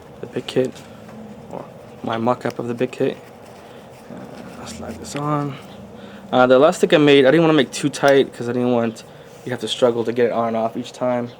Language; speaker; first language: English; native; English